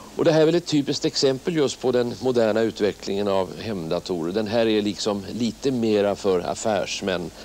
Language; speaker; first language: Swedish; native; Swedish